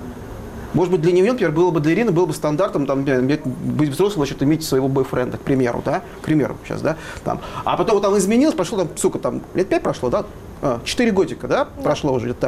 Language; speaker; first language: Russian; native; Russian